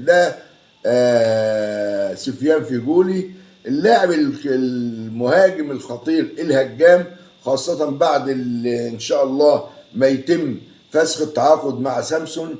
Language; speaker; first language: Arabic; native; Arabic